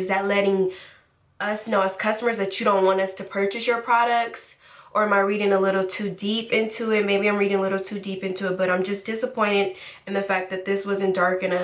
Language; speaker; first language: English; native; English